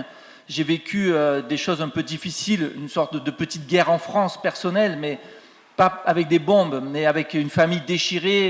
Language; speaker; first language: French; native; French